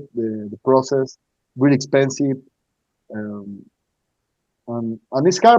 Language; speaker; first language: English; non-native, learner; Spanish